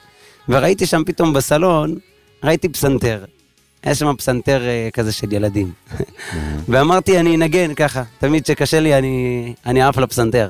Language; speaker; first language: Hebrew; native; Hebrew